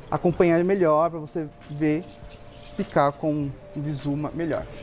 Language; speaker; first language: Portuguese; native; Portuguese